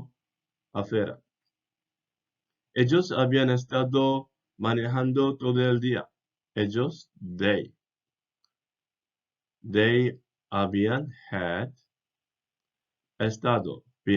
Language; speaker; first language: Spanish; non-native, fluent; English